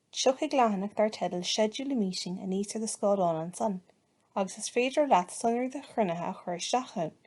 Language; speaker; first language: Irish; native; Irish